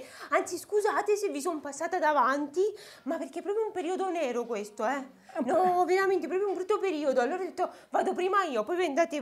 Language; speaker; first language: Italian; native; Italian